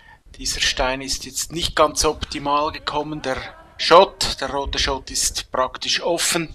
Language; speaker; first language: German; native; German